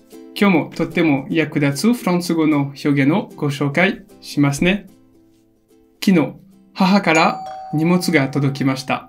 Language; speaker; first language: Japanese; non-native, fluent; French